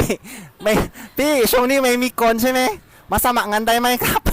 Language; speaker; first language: Thai; non-native, fluent; Filipino